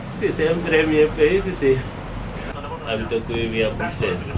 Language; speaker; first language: Italian; non-native, learner; Wolof